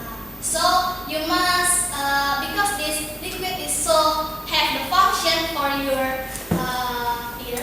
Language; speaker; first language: English; non-native, learner; Indonesian